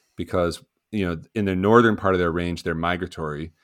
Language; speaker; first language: English; native; English